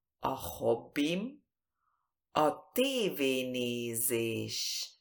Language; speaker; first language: Hungarian; early bilingual, heritage; Spanish